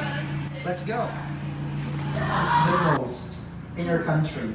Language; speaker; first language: English; non-native, local second language; Hiligaynon